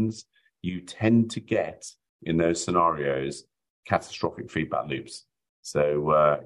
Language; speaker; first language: English; native; English